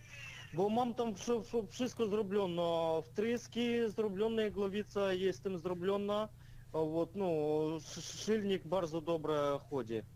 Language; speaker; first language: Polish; non-native, learner; Russian